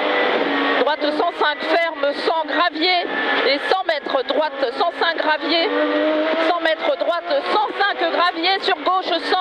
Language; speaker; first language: French; native; French